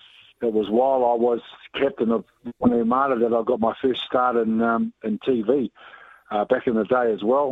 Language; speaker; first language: English; native; English